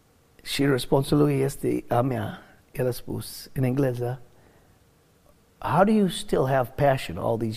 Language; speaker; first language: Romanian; non-native, learner; English